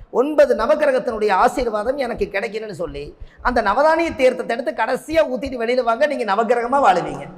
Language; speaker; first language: Tamil; native; Tamil